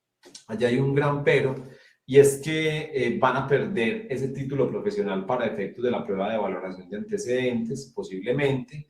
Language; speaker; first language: Spanish; native; Spanish